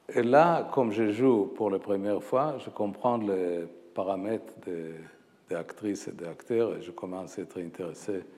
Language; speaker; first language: French; non-native, fluent; Hebrew